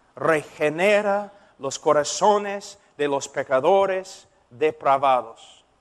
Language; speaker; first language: Spanish; non-native, fluent; English